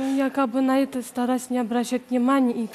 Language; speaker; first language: Russian; native; Russian